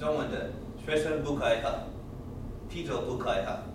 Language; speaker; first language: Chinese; non-native, learner; English